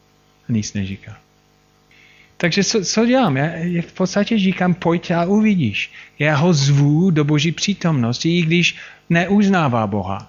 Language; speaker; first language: Czech; non-native, fluent; English